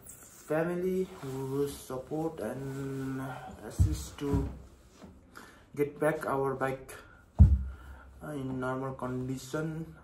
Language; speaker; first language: English; non-native, learner; Nepali